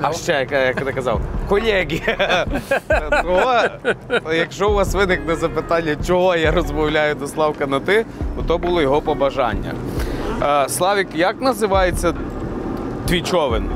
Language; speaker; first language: Ukrainian; native; Ukrainian